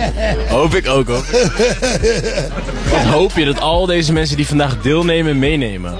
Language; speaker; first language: Dutch; native; Dutch